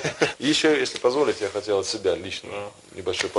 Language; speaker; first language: Russian; native; Russian